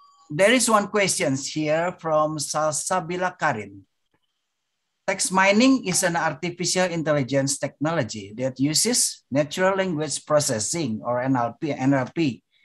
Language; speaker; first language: English; non-native, fluent; Indonesian